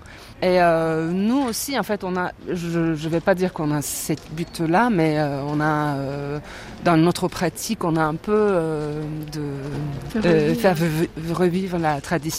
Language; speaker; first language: French; non-native, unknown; Turkish